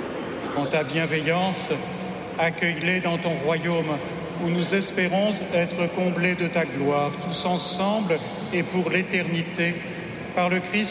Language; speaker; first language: French; native; French